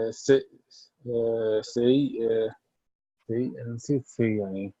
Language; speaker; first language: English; non-native, learner; Arabic